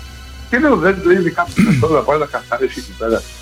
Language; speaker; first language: Greek; native; Greek